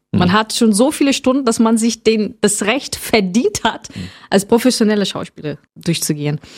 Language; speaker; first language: German; non-native, fluent; Portuguese